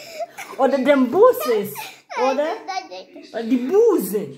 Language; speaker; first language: German; non-native, local second language; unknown